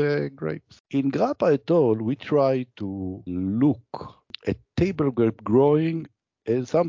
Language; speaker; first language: English; non-native, fluent; Hebrew